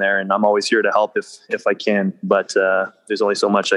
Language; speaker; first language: English; native; English